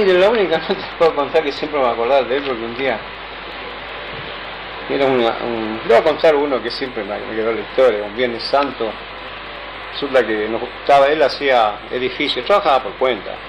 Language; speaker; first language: Spanish; native; Spanish